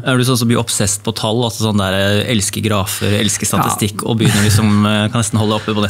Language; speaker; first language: Norwegian; native; Norwegian